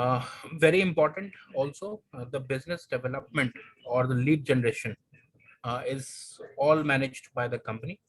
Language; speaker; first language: English; non-native, local second language; Hindi